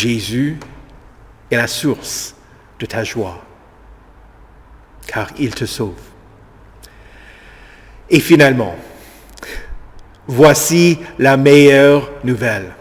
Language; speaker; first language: French; native; French